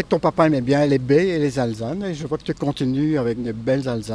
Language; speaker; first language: French; native; French